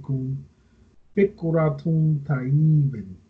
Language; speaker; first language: Arabic; non-native, learner; English